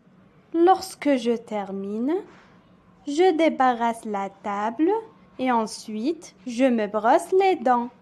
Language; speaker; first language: French; non-native, local second language; Arabic